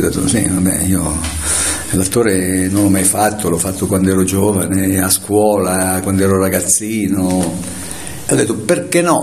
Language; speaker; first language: Italian; native; Italian